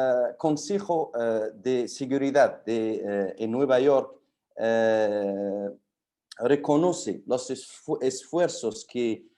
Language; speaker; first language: Spanish; non-native, fluent; Arabic